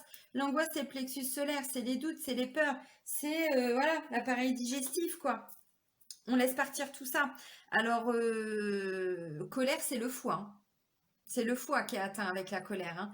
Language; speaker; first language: French; native; French